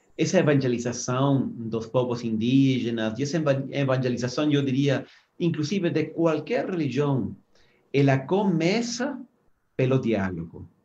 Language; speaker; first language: Portuguese; non-native, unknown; Spanish